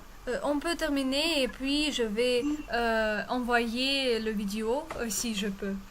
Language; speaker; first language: French; non-native, fluent; Russian